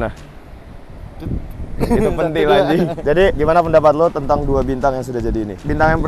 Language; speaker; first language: Indonesian; native; Indonesian